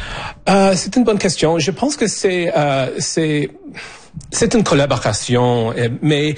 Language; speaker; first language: French; non-native, fluent; English